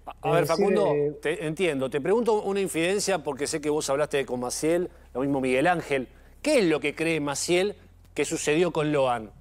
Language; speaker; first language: Spanish; native; Spanish